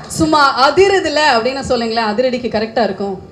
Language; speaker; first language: Tamil; native; Tamil